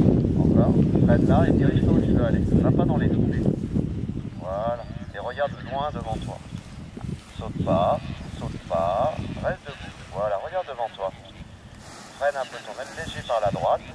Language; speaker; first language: French; native; French